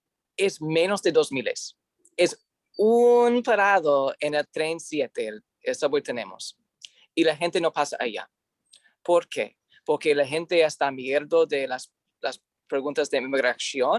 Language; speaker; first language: Spanish; non-native, learner; English